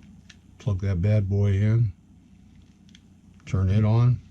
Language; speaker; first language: English; native; English